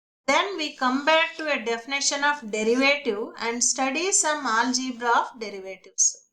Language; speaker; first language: English; non-native, local second language; Telugu